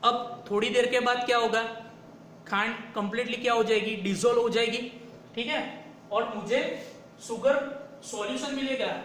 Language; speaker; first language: Hindi; non-native, local second language; Gujarati